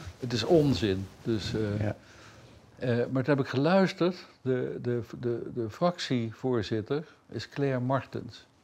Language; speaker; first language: Dutch; native; Dutch